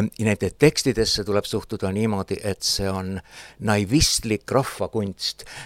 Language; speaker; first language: Estonian; native; Estonian